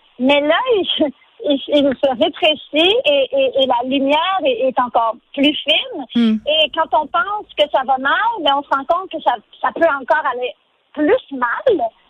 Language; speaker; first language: French; native; French